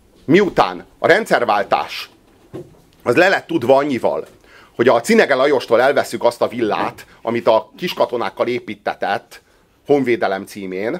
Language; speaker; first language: Hungarian; native; Hungarian